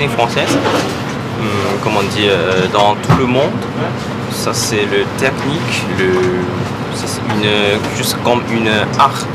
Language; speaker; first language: French; non-native, learner; Korean